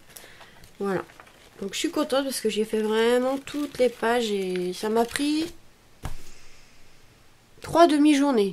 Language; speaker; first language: French; native; French